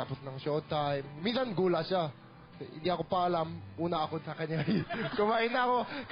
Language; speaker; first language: Filipino; non-native, learner; Korean